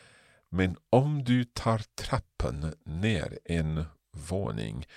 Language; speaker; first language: Swedish; non-native, learner; English